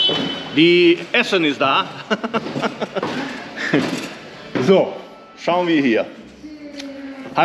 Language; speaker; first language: German; non-native, fluent; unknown